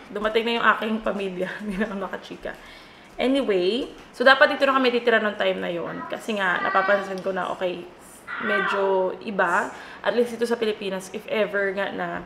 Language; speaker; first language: Filipino; native; Filipino